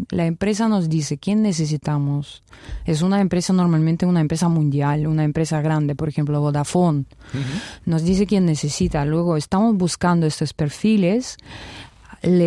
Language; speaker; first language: Spanish; non-native, fluent; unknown